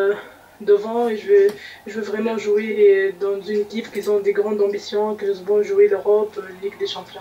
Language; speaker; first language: French; non-native, local second language; Arabic